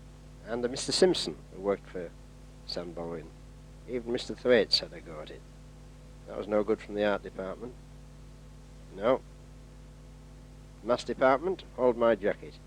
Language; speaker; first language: English; native; English